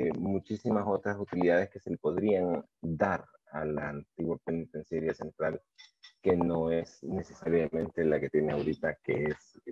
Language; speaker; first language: Spanish; native; Spanish